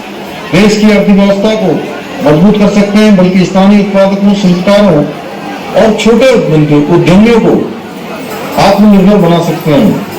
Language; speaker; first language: Hindi; native; Hindi